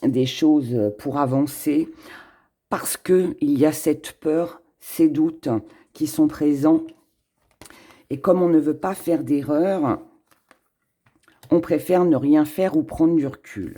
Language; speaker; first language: French; native; French